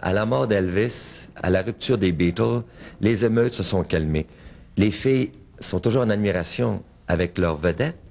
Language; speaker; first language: French; native; French